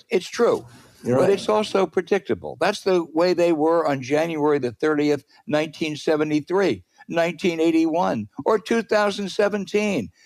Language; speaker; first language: English; native; English